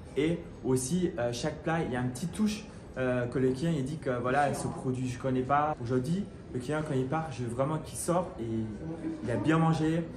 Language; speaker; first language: French; non-native, fluent; German